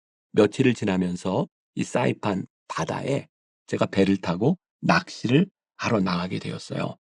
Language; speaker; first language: Korean; native; Korean